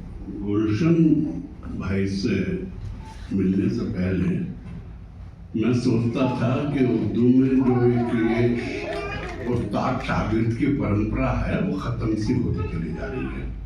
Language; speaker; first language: Hindi; native; Hindi